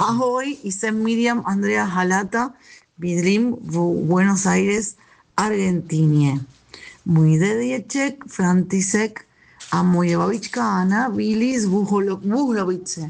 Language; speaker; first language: Czech; non-native, learner; Spanish